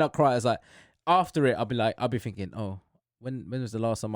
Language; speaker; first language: English; native; English